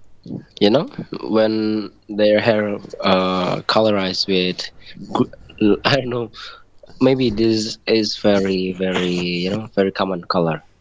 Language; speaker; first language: English; non-native, learner; Indonesian